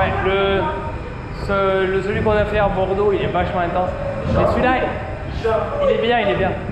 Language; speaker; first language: French; native; French